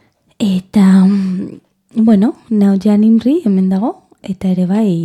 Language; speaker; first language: Basque; non-native, learner; Spanish